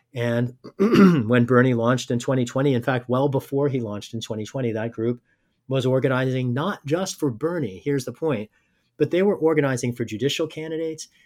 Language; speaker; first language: English; native; English